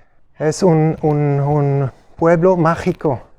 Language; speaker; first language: Spanish; non-native, learner; German